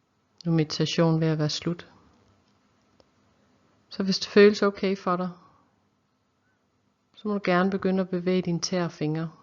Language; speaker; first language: Danish; native; Danish